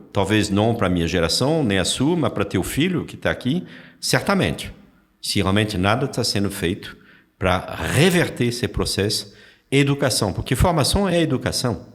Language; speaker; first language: Portuguese; non-native, fluent; French